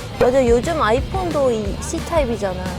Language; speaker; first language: Korean; non-native, fluent; Dutch